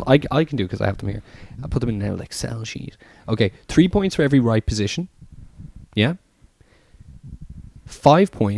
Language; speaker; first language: English; native; English